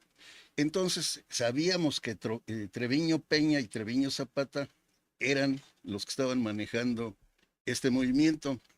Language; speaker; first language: Spanish; native; Spanish